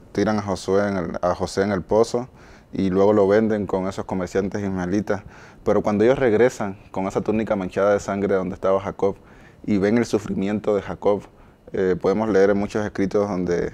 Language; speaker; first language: Spanish; native; Spanish